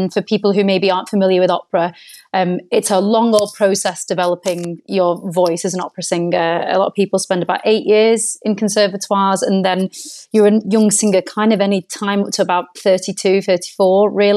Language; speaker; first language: English; native; English